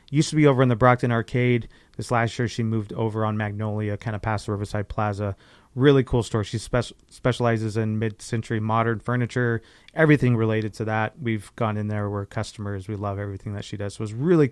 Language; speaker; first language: English; native; English